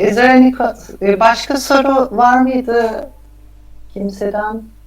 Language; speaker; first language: Turkish; native; Turkish